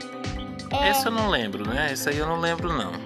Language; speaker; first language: Portuguese; native; Portuguese